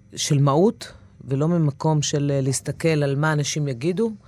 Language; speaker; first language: Hebrew; native; Hebrew